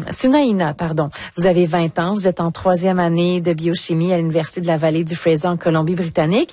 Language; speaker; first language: French; native; French